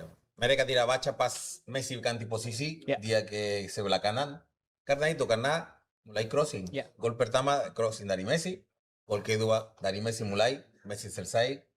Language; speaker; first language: Indonesian; non-native, fluent; Spanish